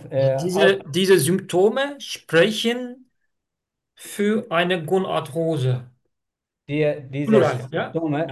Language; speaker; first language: German; non-native, learner; Turkish